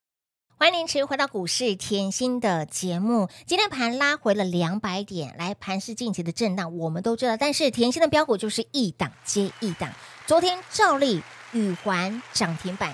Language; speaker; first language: Chinese; native; Chinese